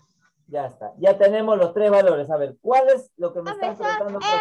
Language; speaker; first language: Spanish; native; Spanish